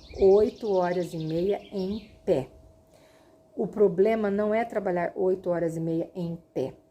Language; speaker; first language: Portuguese; native; Portuguese